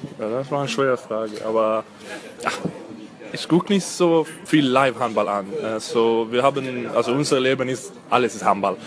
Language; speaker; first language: German; non-native, fluent; Swedish